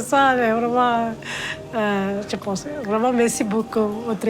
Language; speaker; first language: French; non-native, learner; Tamil